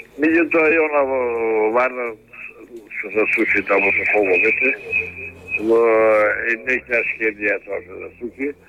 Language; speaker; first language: Macedonian; non-native, local second language; Albanian